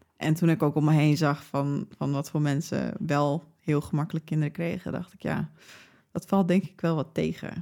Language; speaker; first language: Dutch; early bilingual, other home language; English